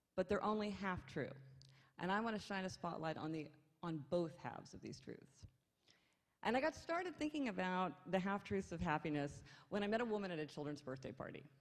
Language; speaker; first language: English; native; English